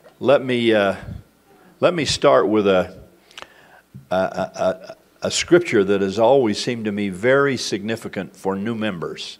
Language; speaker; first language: English; native; English